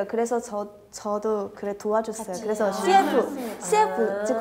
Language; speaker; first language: Korean; non-native, fluent; Chinese